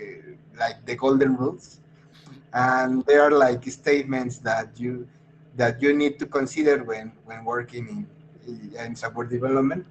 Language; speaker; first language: English; non-native, fluent; Spanish